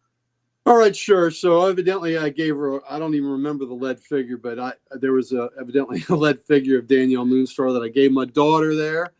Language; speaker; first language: English; native; English